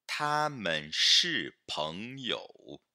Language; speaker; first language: Chinese; non-native, fluent; Portuguese